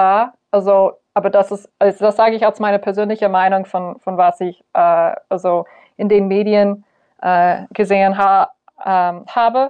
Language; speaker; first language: German; non-native, fluent; English